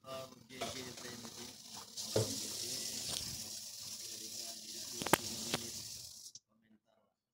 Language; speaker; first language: Indonesian; native; Indonesian